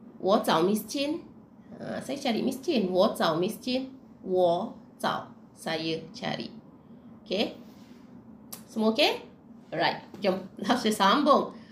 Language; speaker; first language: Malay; native; Malay